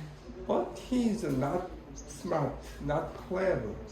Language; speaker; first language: English; non-native, learner; Korean